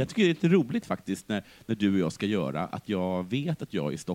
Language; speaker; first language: Swedish; native; Swedish